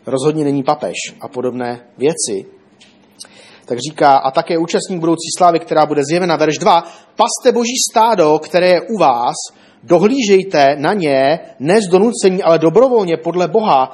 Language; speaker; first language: Czech; native; Czech